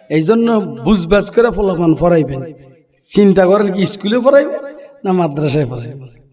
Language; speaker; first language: Bangla; native; Bangla